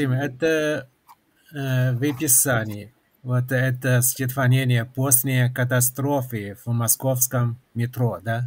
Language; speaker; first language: Russian; non-native, fluent; Chinese